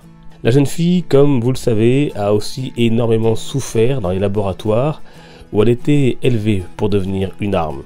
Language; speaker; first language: French; native; French